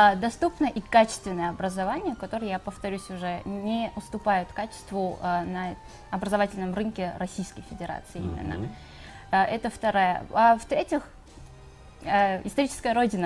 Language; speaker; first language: Russian; non-native, fluent; Armenian